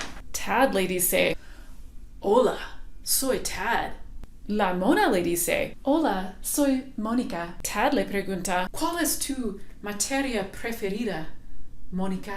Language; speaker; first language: Spanish; non-native, fluent; English